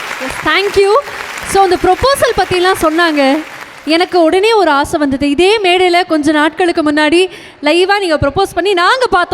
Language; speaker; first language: Tamil; native; Tamil